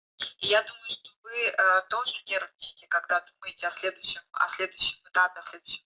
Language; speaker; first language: Russian; native; Russian